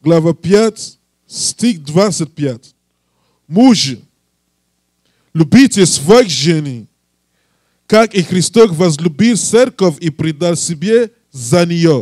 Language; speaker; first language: Russian; non-native, learner; English